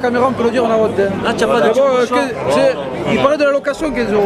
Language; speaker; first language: French; native; French